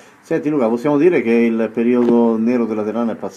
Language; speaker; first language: Italian; native; Italian